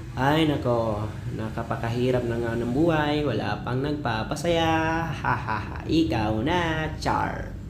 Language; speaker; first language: Filipino; non-native, local second language; Bikol